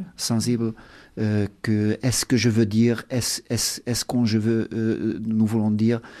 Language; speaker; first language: French; non-native, learner; Hungarian